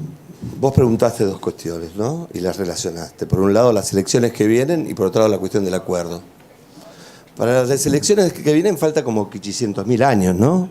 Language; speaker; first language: Spanish; native; Spanish